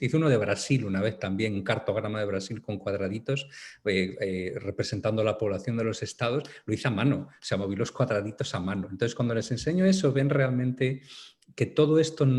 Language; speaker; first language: Spanish; native; Spanish